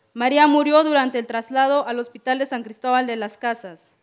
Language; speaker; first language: Spanish; non-native, local second language; Tzeltal